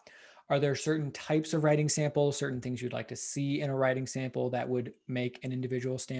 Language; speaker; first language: English; native; English